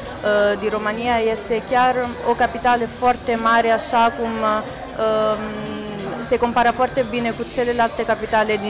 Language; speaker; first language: Romanian; non-native, learner; Italian